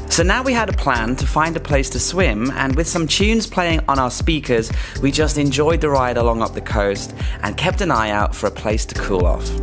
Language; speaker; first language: English; native; English